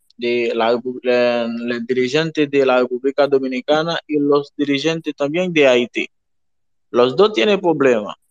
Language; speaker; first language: Spanish; non-native, learner; Haitian Creole